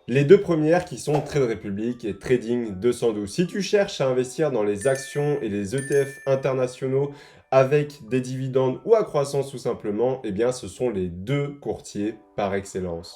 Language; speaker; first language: French; native; French